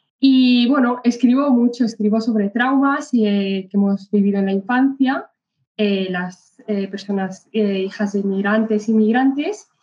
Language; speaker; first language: Spanish; early bilingual, other home language; Arabic